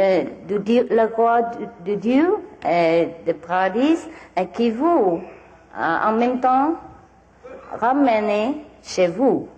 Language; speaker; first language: French; non-native, learner; Vietnamese